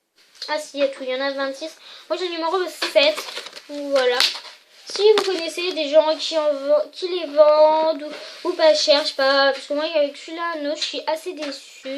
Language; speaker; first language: French; native; French